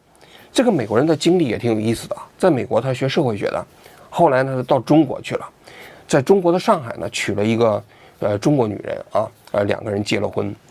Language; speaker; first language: Chinese; native; Chinese